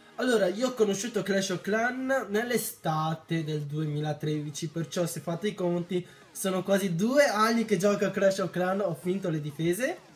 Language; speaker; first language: Italian; early bilingual, other home language; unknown